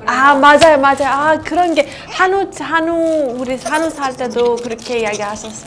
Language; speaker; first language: Korean; non-native, fluent; Persian